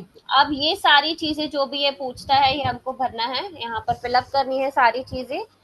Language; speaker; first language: Hindi; native; Hindi